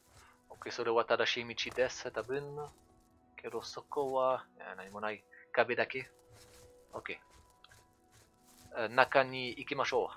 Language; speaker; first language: Japanese; non-native, learner; French